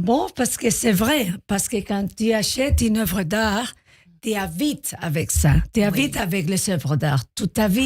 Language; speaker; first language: French; non-native, learner; Spanish